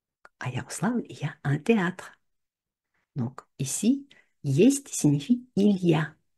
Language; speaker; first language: French; non-native, fluent; Russian